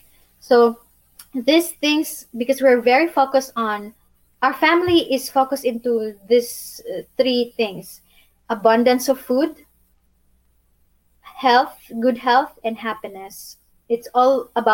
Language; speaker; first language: English; non-native, local second language; Cebuano